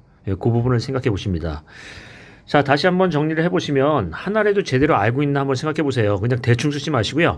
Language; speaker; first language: Korean; native; Korean